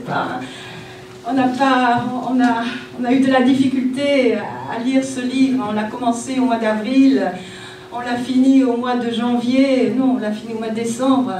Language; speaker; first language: French; native; French